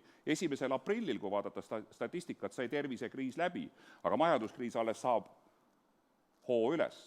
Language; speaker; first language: Estonian; native; Estonian